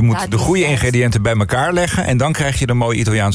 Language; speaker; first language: Dutch; native; Dutch